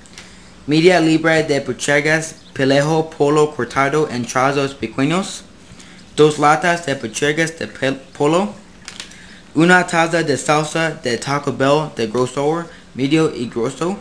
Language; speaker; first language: Spanish; non-native, learner; English